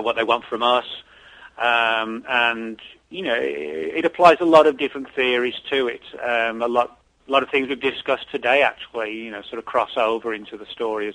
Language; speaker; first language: English; native; English